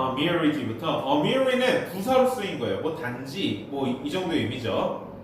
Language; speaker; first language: Korean; native; Korean